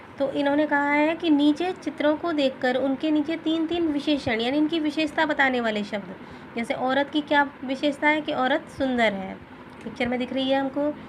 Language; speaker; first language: Hindi; native; Hindi